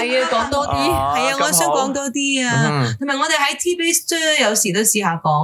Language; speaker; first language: Cantonese; non-native, learner; English